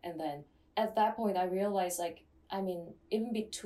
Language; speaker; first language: English; non-native, fluent; Korean